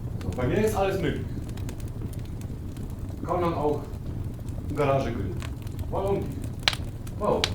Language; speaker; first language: German; non-native, local second language; Polish